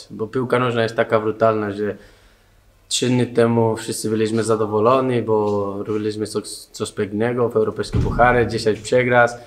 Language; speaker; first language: Polish; non-native, learner; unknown